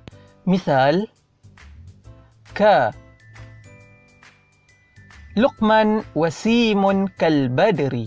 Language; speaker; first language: Arabic; non-native, fluent; Malay